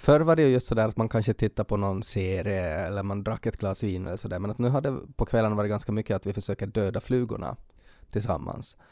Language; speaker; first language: Swedish; native; Swedish